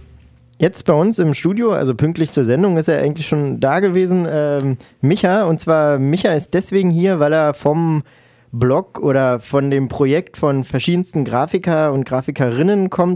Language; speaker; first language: German; native; German